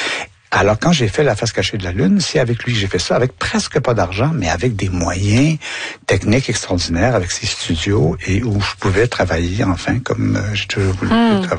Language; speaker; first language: French; native; French